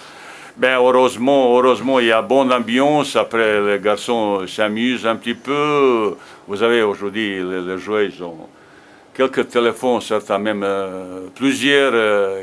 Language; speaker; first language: French; non-native, fluent; Bosnian